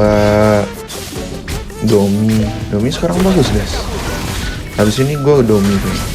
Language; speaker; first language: Indonesian; native; Indonesian